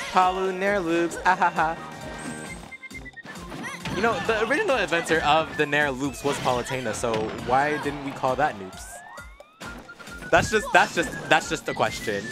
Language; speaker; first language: English; native; English